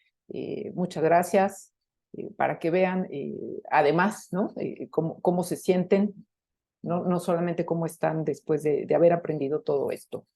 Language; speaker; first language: Spanish; native; Spanish